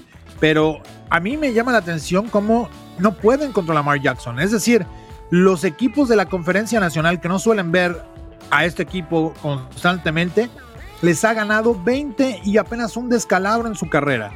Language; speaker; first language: Spanish; native; Spanish